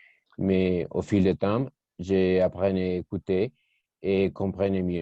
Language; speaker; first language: French; non-native, learner; Spanish